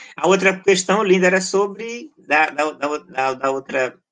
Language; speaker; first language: Portuguese; native; Portuguese